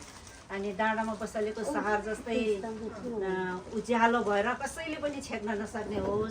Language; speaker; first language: Nepali; non-native, local second language; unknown